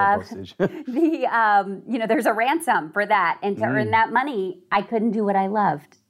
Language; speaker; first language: English; native; English